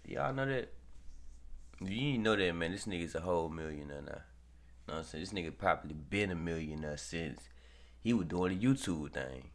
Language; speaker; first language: English; native; English